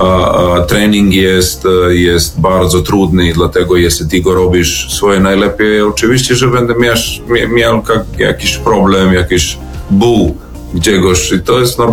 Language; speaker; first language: Polish; non-native, learner; Serbian